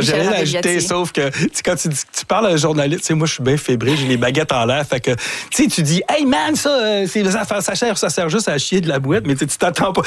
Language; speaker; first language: French; native; French